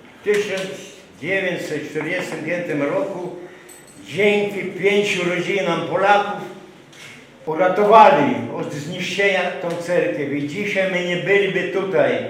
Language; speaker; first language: Polish; non-native, local second language; Rusyn